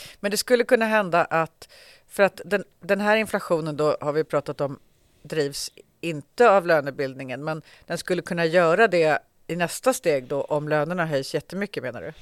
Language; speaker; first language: Swedish; native; Swedish